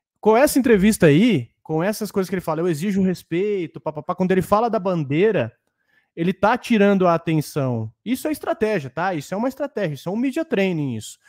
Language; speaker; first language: Portuguese; native; Portuguese